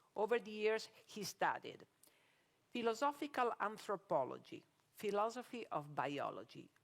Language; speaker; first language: English; non-native, fluent; Italian